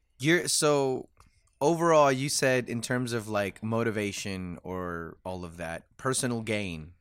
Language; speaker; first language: English; early bilingual, other home language; Spanish